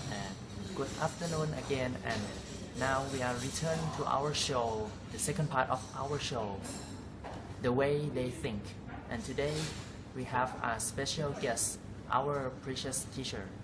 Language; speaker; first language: English; non-native, learner; Thai